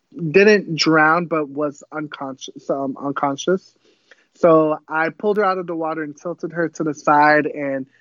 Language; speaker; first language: English; early bilingual, other home language; Kabuverdianu